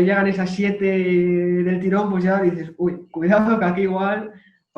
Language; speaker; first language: Spanish; native; Spanish